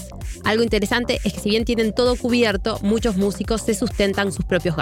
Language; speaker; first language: Spanish; native; Spanish